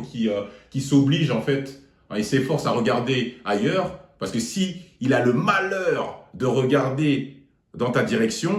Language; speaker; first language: French; native; French